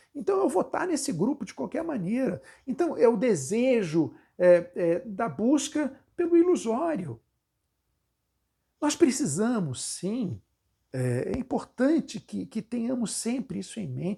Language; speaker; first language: Portuguese; native; Portuguese